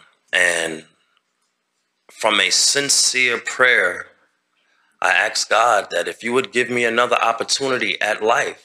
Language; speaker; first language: English; native; English